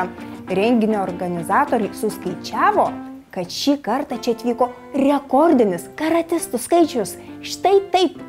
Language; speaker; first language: Lithuanian; native; Lithuanian